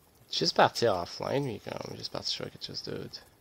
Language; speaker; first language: French; native; French